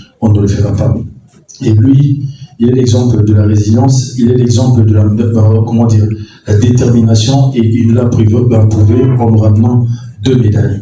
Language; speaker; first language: French; non-native, local second language; Lingala